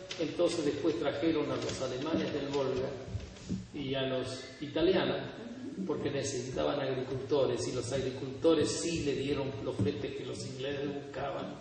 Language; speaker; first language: Spanish; native; Spanish